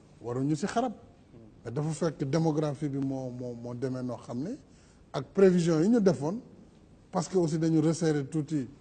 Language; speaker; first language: Wolof; non-native, local second language; Fula